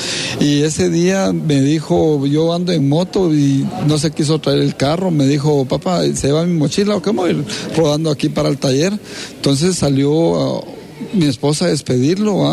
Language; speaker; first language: Spanish; native; Spanish